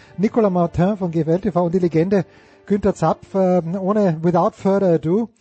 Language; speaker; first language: German; native; German